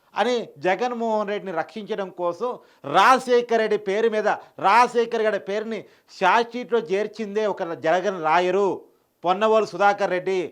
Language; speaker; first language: Telugu; native; Telugu